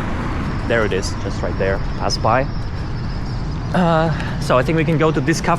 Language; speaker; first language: English; non-native, fluent; Russian